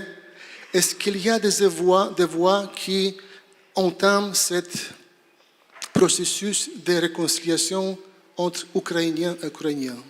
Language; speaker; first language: French; non-native, fluent; Polish